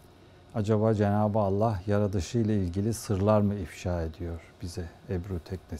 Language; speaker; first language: Turkish; native; Turkish